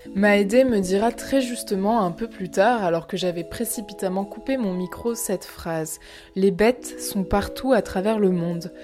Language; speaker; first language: French; native; French